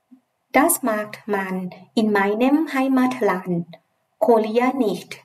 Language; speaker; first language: German; non-native, fluent; Thai